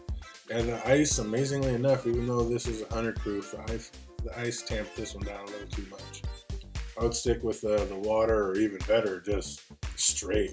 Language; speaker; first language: English; native; English